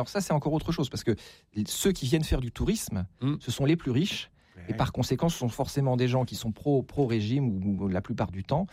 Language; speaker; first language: French; native; French